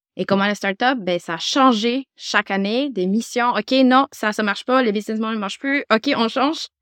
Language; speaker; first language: French; non-native, fluent; Spanish